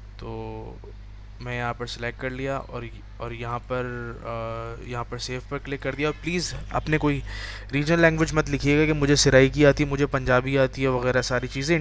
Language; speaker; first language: Urdu; native; Urdu